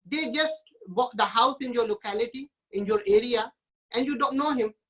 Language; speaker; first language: English; non-native, local second language; Urdu